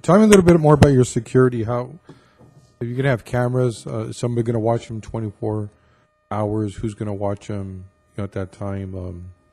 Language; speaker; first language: English; early bilingual, other home language; Spanish